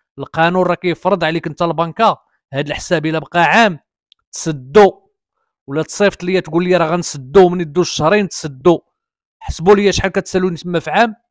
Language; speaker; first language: Arabic; native; Arabic